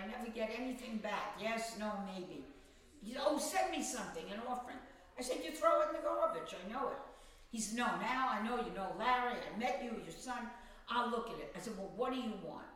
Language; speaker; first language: English; native; English